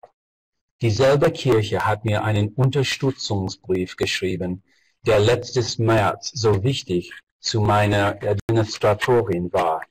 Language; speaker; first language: German; non-native, fluent; English